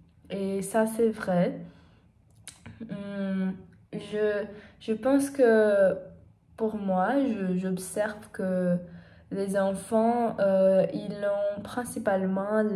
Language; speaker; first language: French; non-native, learner; Portuguese